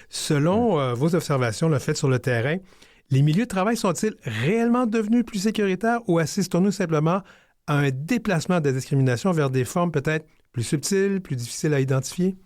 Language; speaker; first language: French; native; French